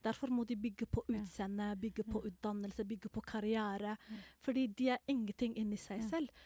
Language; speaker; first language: Norwegian; non-native, fluent; Somali